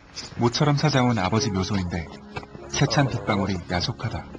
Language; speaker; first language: Korean; native; Korean